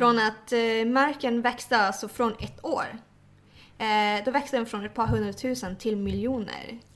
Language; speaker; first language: Swedish; early bilingual, other home language; Thai